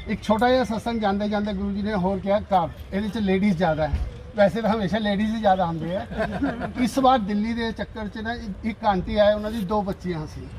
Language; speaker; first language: Hindi; non-native, local second language; Punjabi